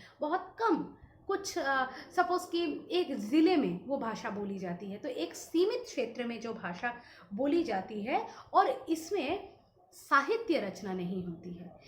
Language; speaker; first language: Hindi; non-native, local second language; Bangla